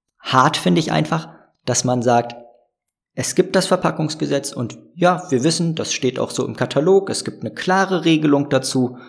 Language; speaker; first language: German; native; German